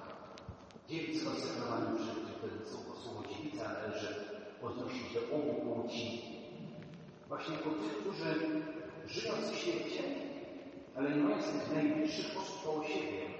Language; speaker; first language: Polish; native; Polish